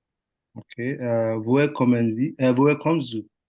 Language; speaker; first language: German; non-native, learner; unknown